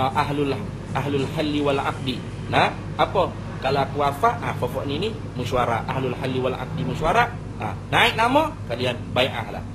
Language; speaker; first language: Malay; native; Malay